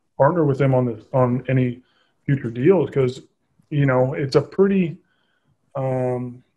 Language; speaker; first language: English; native; English